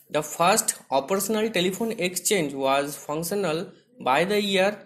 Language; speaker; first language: English; non-native, local second language; Bangla